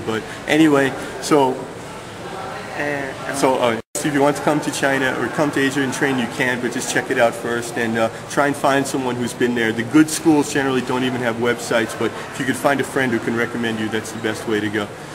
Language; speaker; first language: English; early bilingual, other home language; Italian